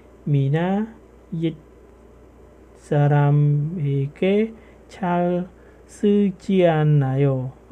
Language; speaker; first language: Korean; non-native, fluent; Khmer